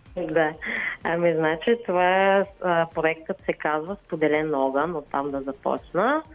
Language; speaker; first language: Bulgarian; native; Bulgarian